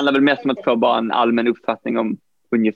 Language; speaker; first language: Swedish; native; Swedish